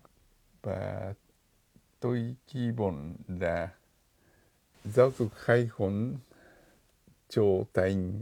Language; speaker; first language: Vietnamese; non-native, fluent; Japanese